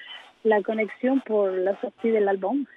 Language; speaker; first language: French; non-native, learner; Spanish